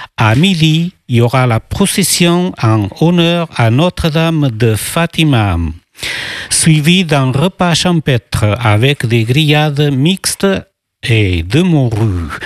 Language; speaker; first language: French; early bilingual, other home language; Portuguese